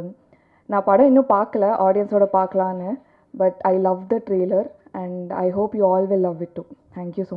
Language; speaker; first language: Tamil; non-native, learner; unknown